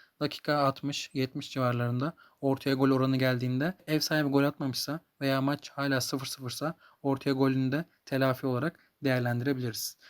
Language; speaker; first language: Turkish; native; Turkish